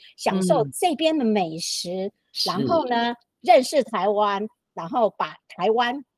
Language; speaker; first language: Chinese; native; Chinese